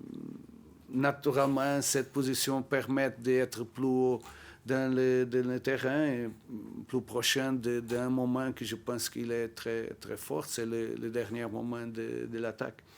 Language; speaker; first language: French; non-native, learner; Portuguese